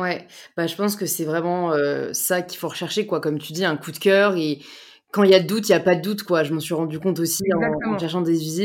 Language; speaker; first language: French; native; French